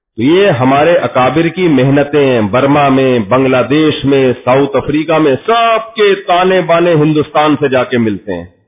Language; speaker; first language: Urdu; native; Urdu